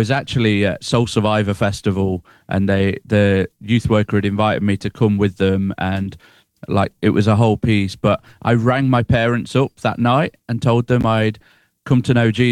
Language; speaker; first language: English; native; English